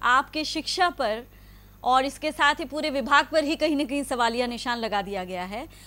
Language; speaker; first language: Hindi; native; Hindi